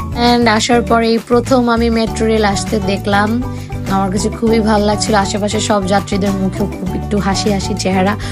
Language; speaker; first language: Bangla; early bilingual, heritage; Bangla